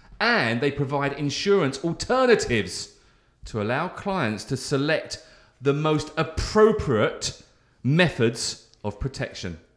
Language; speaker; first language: English; native; English